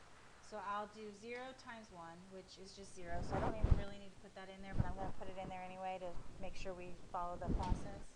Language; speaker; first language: English; native; English